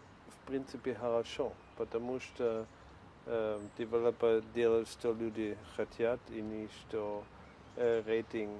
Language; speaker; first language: Russian; non-native, learner; Polish